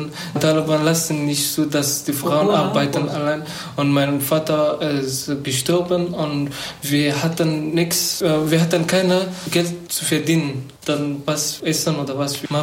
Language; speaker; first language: German; non-native, learner; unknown